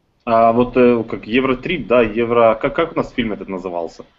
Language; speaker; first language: Russian; native; Russian